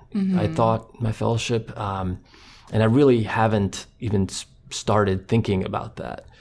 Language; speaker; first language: English; non-native, fluent; Croatian